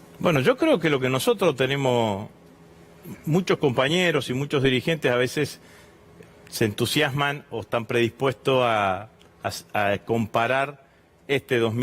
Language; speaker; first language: Spanish; native; Spanish